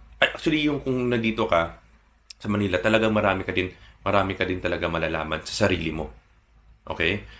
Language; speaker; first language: Filipino; native; Filipino